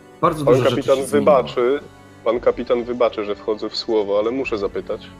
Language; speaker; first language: Polish; native; Polish